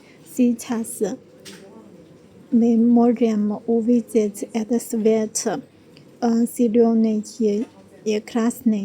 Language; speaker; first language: Russian; non-native, learner; Chinese